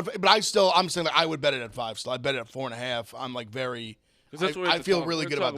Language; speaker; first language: English; native; English